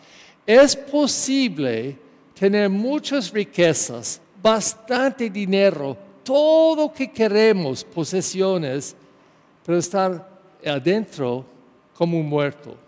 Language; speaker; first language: Spanish; non-native, learner; English